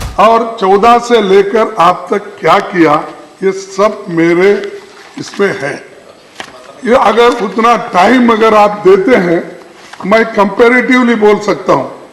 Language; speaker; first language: Hindi; non-native, local second language; Kannada